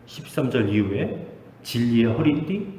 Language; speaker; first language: Korean; native; Korean